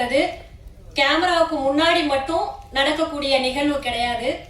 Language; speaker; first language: Tamil; native; Tamil